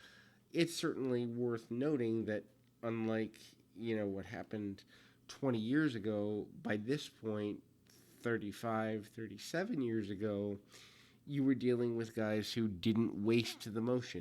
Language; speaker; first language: English; native; English